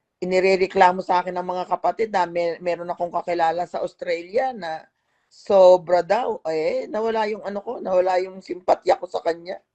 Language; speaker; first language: Filipino; native; Filipino